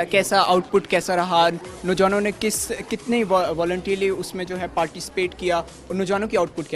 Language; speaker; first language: Urdu; native; Urdu